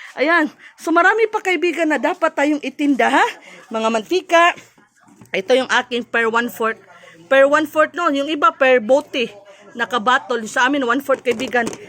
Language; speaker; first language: Filipino; non-native, local second language; Cebuano